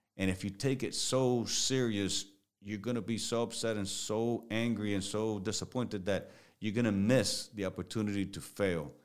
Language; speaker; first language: English; early bilingual, other home language; Spanish